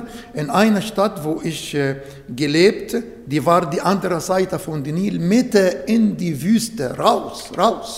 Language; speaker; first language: German; non-native, learner; Arabic